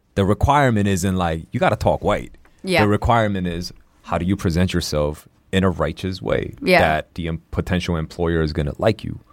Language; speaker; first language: English; early bilingual, other home language; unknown